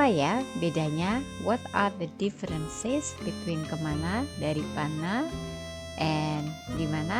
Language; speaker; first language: Indonesian; native; Indonesian